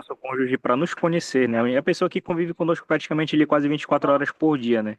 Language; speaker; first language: Portuguese; native; Portuguese